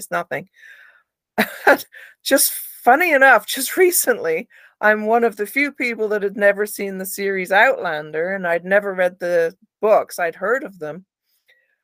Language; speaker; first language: English; native; English